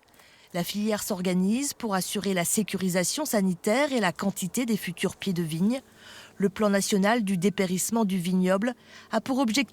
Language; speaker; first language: French; native; French